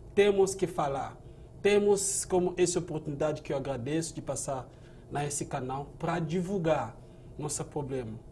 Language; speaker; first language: Portuguese; non-native, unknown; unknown